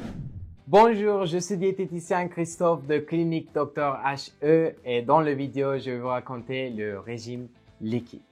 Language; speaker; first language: French; non-native, fluent; Turkish